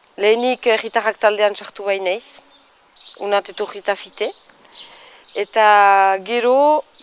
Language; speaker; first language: Basque; native; Basque